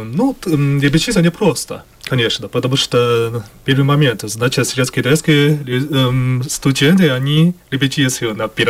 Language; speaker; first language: Russian; non-native, learner; Chinese